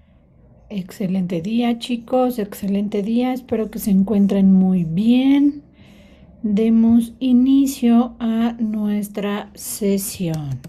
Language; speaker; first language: Spanish; native; Spanish